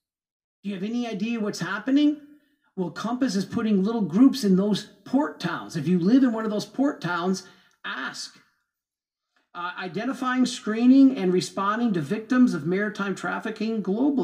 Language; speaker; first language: English; native; English